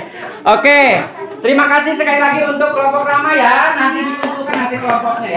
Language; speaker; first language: Indonesian; native; Indonesian